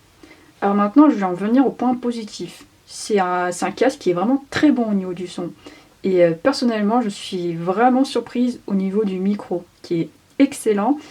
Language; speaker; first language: French; native; French